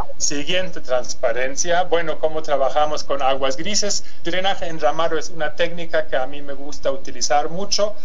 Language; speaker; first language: Spanish; non-native, fluent; German